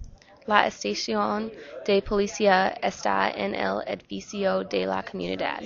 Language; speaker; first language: Spanish; non-native, learner; English